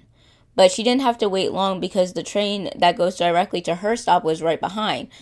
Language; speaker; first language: English; native; English